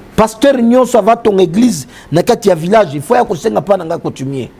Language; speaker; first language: Lingala; non-native, local second language; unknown